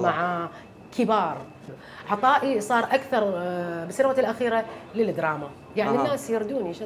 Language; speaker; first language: Arabic; native; Arabic